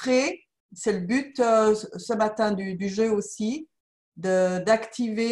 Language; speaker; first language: French; native; French